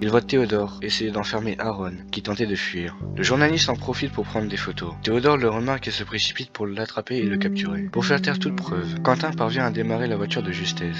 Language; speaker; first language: French; native; French